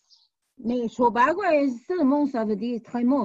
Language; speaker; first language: French; non-native, learner; Chinese